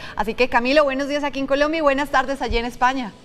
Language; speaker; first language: Spanish; native; Spanish